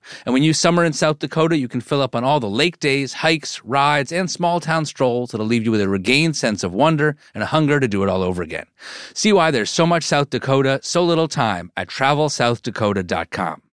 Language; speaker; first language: English; native; English